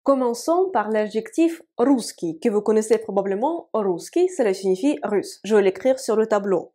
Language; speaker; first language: French; non-native, fluent; Russian